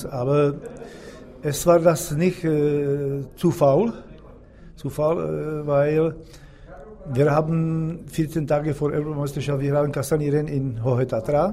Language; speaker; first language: German; non-native, learner; Czech